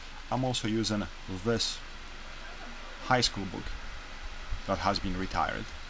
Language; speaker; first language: English; non-native, fluent; Polish